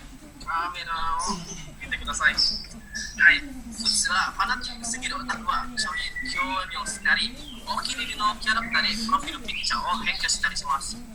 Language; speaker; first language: Japanese; non-native, learner; Indonesian